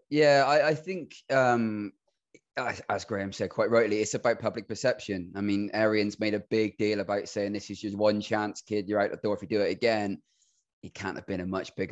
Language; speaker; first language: English; native; English